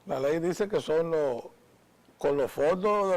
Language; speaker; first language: Spanish; native; Spanish